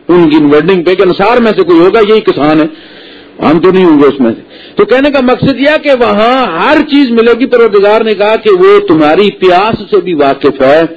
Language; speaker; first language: Urdu; non-native, local second language; Punjabi